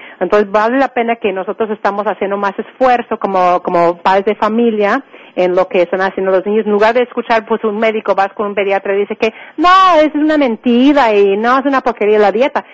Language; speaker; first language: Spanish; non-native, fluent; English